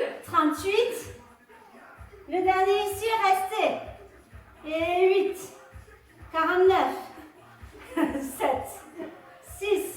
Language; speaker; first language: French; native; French